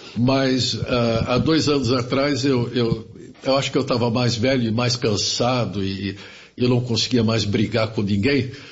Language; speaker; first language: Portuguese; early bilingual, other home language; German